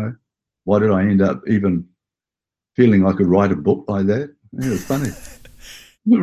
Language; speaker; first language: English; native; English